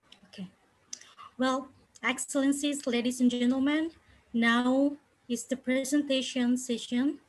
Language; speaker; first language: English; non-native, fluent; Indonesian